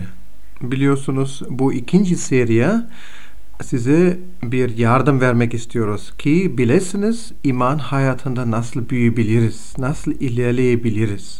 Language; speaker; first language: Turkish; non-native, fluent; Bulgarian